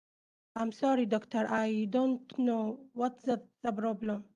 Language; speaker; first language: English; non-native, learner; Arabic